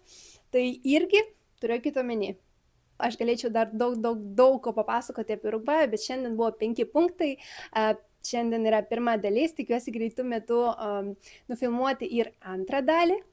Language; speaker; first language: Lithuanian; early bilingual, other home language; Spanish